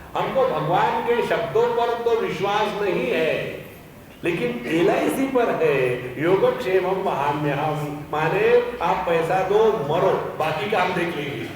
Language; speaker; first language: Hindi; non-native, local second language; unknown